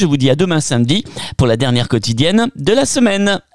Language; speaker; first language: French; native; French